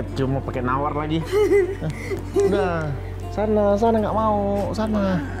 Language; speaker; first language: Indonesian; native; Indonesian